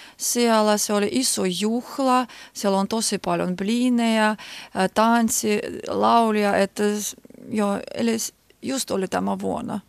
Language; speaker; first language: Finnish; non-native, learner; Georgian